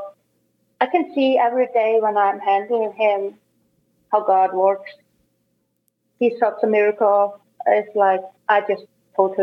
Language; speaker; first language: English; non-native, fluent; Icelandic